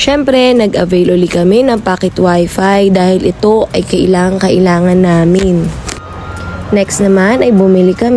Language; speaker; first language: Filipino; native; Filipino